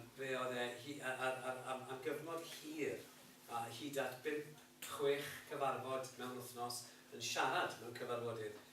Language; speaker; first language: Welsh; native; Welsh